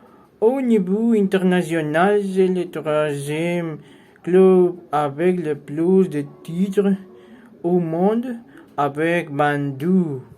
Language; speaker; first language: French; non-native, learner; Spanish